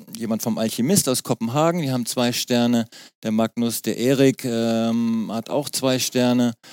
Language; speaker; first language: German; native; German